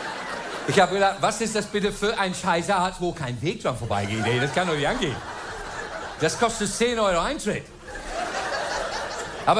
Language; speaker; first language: German; non-native, fluent; English